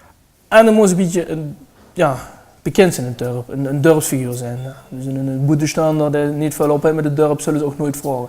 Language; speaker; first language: Dutch; native; Dutch